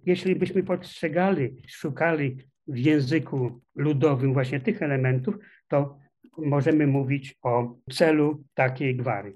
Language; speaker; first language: Polish; native; Polish